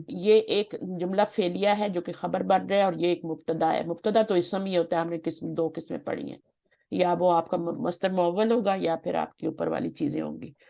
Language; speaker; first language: Urdu; native; Urdu